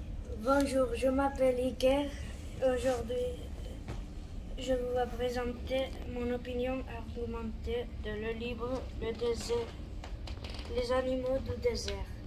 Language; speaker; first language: French; non-native, learner; Catalan